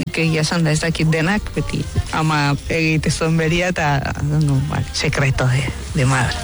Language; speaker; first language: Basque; early bilingual, heritage; Spanish